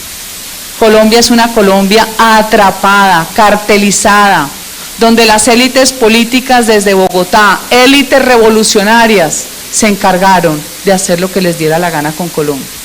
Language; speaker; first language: Spanish; native; Spanish